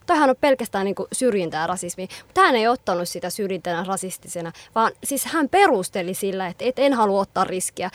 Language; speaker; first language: Finnish; early bilingual, other home language; Somali